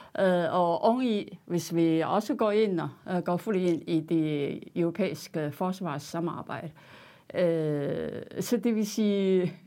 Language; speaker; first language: Danish; non-native, fluent; Chinese